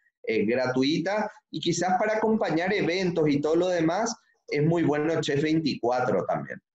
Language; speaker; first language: Spanish; native; Spanish